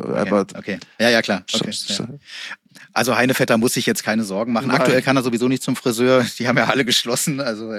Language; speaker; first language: German; native; German